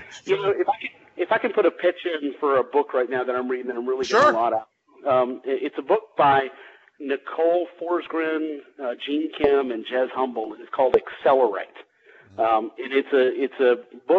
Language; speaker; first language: English; native; English